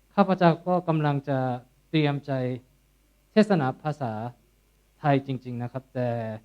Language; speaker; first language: Thai; non-native, fluent; Korean